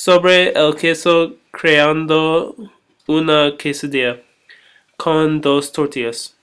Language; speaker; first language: Spanish; non-native, learner; English